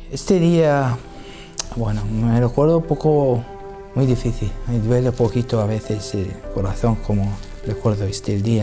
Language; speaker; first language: Spanish; non-native, learner; Assyrian Neo-Aramaic